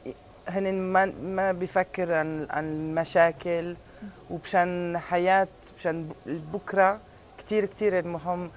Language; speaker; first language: Arabic; early bilingual, heritage; Arabic